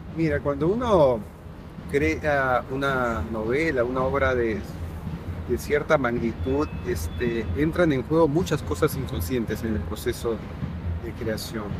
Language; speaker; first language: Spanish; native; Spanish